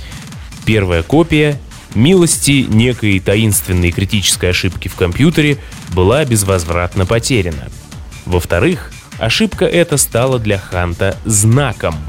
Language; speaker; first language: Russian; native; Russian